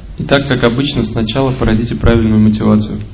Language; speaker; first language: Russian; native; Russian